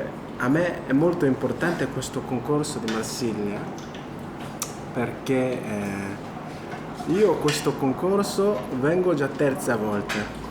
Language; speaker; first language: Italian; non-native, fluent; Korean